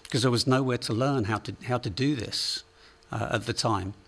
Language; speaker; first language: English; native; English